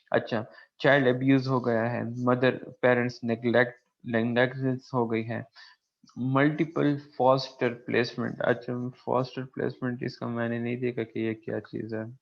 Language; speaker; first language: Urdu; non-native, local second language; Pashto